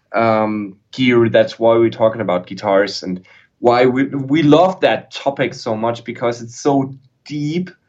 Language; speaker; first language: English; non-native, fluent; German